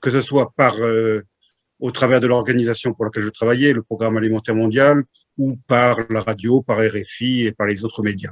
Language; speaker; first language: French; native; French